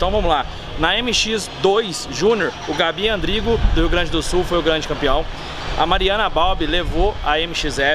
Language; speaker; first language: Portuguese; native; Portuguese